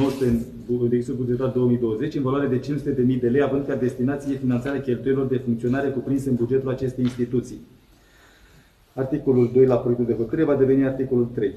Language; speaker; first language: Romanian; native; Romanian